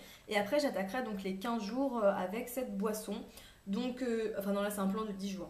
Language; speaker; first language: French; native; French